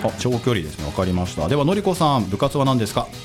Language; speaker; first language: Japanese; native; Japanese